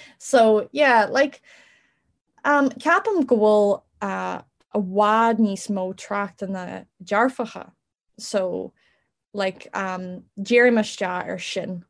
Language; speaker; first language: Irish; non-native, local second language; English